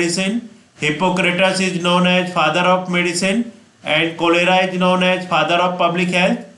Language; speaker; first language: English; non-native, local second language; Hindi